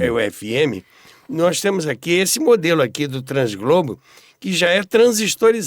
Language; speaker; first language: Portuguese; native; Portuguese